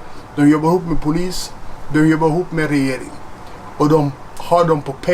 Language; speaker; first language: Swedish; non-native, fluent; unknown